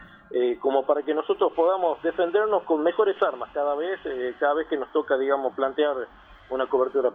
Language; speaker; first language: Spanish; native; Spanish